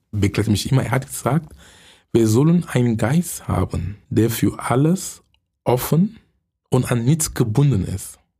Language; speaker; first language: German; non-native, fluent; English